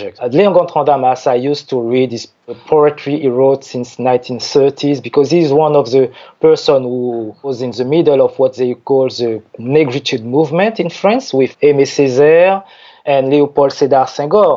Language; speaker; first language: English; non-native, fluent; French